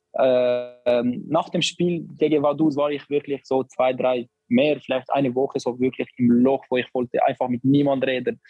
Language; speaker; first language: German; non-native, learner; Albanian